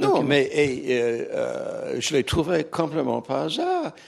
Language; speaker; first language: French; non-native, fluent; English